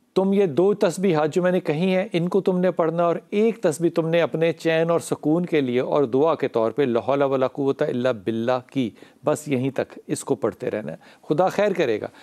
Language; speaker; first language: Urdu; native; Urdu